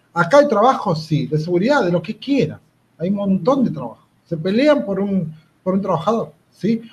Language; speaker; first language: Spanish; native; Spanish